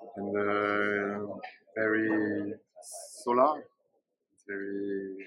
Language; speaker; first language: English; non-native, learner; French